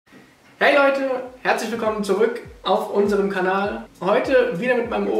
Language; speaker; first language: German; native; German